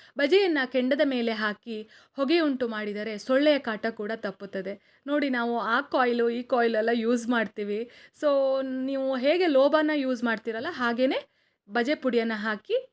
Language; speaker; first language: Kannada; native; Kannada